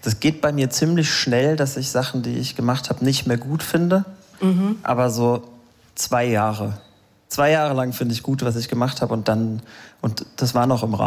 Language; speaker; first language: German; native; German